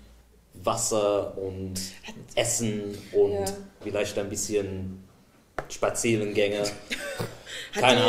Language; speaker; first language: German; non-native, fluent; English